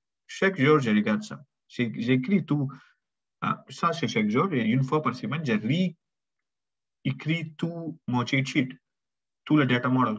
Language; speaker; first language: French; non-native, learner; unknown